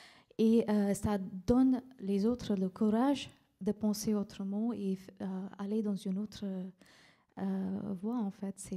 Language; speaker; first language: French; non-native, fluent; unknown